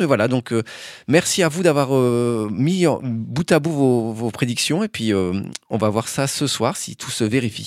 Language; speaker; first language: French; native; French